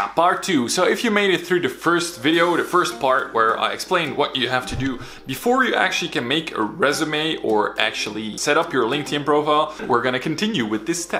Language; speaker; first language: English; non-native, fluent; Dutch